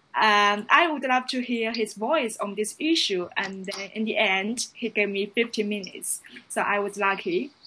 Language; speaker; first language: English; non-native, fluent; Chinese